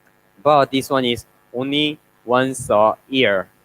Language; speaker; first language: English; non-native, learner; Korean